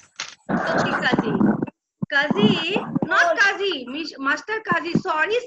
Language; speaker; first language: English; non-native, local second language; Bangla